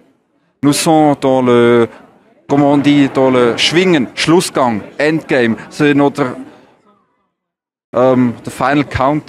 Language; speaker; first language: French; non-native, learner; German